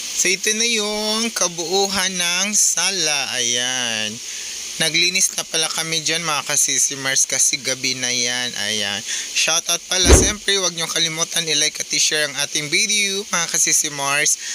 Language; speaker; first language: Filipino; non-native, local second language; Cebuano